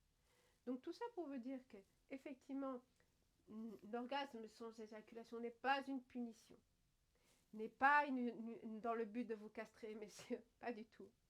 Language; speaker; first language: French; native; French